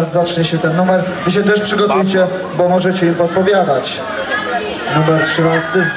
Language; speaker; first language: Polish; native; Polish